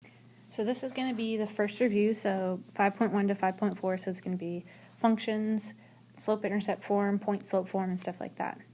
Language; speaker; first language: English; native; English